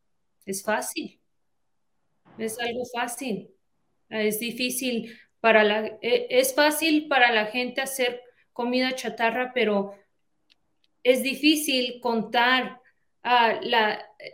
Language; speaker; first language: Spanish; early bilingual, heritage; Spanish